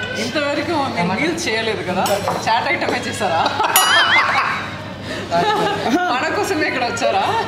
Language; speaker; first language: Telugu; non-native, learner; Tamil